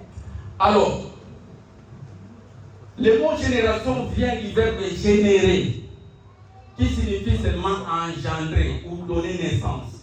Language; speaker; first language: French; non-native, local second language; Lingala